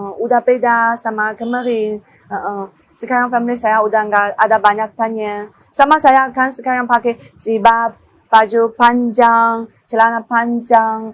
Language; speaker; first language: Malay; non-native, learner; Chinese